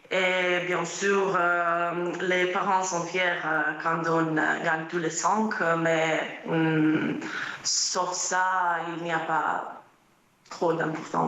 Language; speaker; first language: French; non-native, fluent; Croatian